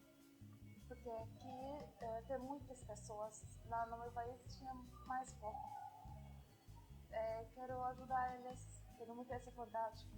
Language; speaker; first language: Portuguese; non-native, learner; Arabic